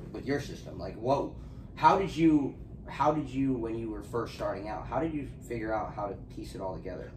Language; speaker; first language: English; native; English